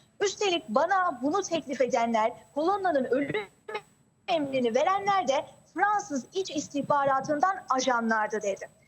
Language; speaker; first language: Turkish; native; Turkish